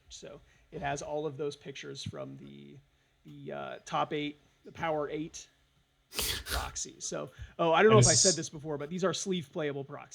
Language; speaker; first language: English; native; English